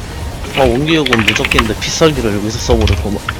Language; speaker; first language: Korean; native; Korean